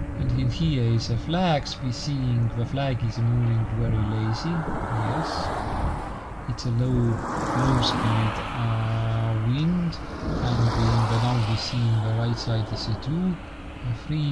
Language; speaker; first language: English; non-native, learner; Estonian